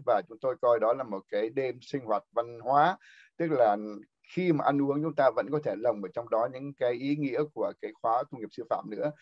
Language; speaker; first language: Vietnamese; native; Vietnamese